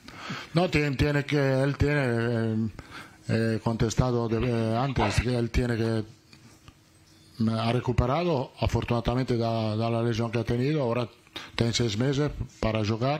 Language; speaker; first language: Spanish; non-native, learner; Italian